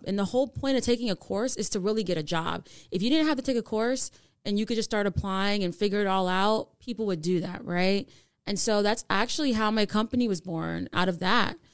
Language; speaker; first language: English; native; English